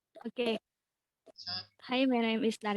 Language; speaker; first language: English; non-native, learner; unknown